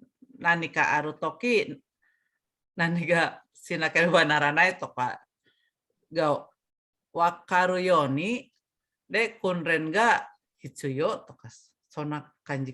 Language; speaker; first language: Japanese; non-native, learner; Indonesian